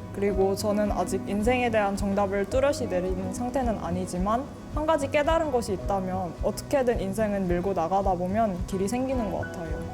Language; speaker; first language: Korean; native; Korean